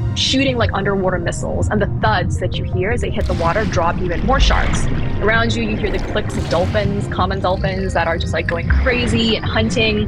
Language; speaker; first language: English; early bilingual, other home language; Thai